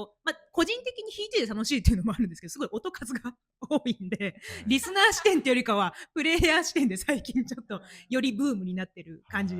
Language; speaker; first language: Japanese; native; Japanese